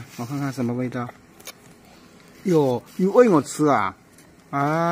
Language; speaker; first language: Chinese; native; Chinese